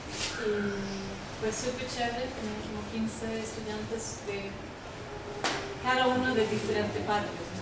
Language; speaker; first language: Spanish; non-native, learner; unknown